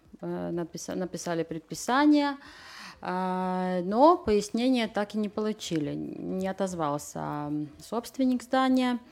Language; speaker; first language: Russian; non-native, local second language; Latvian